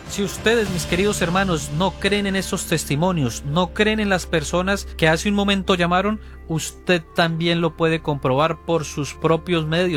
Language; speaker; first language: Spanish; native; Spanish